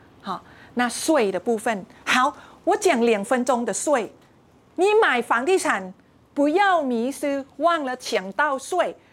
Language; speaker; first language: Chinese; non-native, fluent; Thai